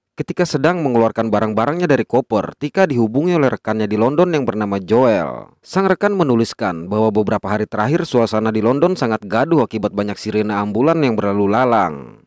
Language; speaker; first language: Indonesian; native; Indonesian